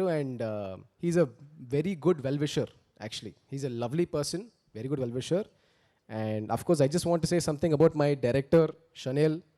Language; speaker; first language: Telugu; early bilingual, heritage; Telugu